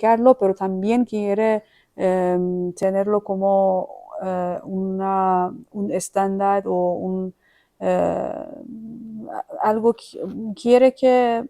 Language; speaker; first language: Spanish; non-native, fluent; Persian